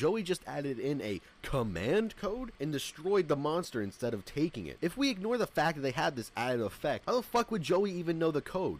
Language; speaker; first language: English; native; English